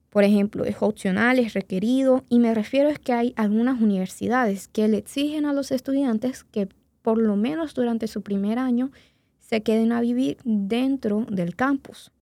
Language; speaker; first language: Spanish; native; Spanish